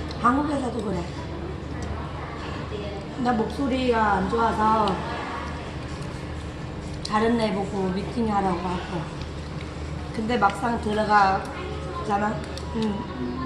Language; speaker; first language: Korean; non-native, learner; Vietnamese